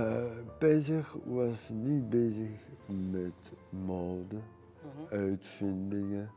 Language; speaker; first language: Dutch; non-native, local second language; French